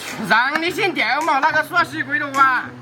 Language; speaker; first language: Chinese; native; Chinese